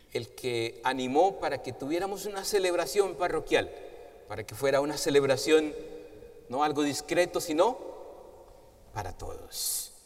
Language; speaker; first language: Spanish; native; Spanish